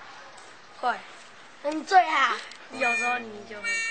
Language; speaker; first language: Chinese; native; Chinese